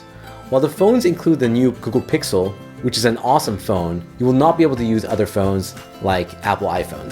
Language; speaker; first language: English; native; English